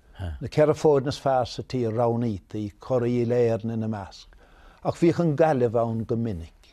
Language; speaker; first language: Irish; native; Irish